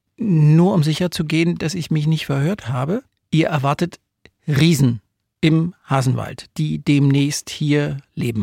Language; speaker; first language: German; native; German